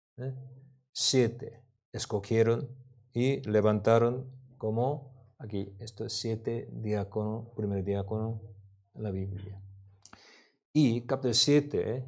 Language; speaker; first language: Spanish; non-native, learner; Korean